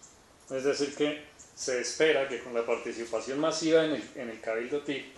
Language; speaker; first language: Spanish; native; Spanish